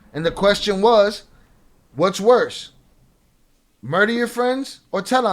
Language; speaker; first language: English; native; English